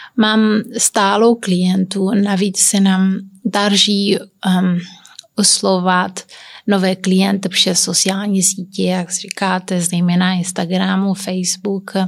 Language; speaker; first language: Czech; non-native, learner; Kabuverdianu